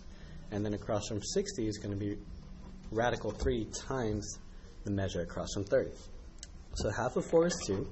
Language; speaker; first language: English; native; English